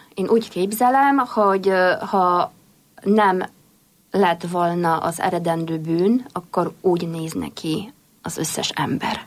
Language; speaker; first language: Hungarian; non-native, fluent; Polish